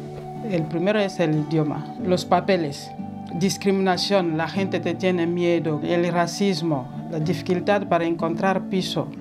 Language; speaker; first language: Spanish; non-native, fluent; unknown